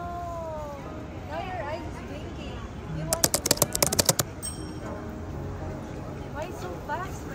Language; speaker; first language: English; non-native, local second language; Filipino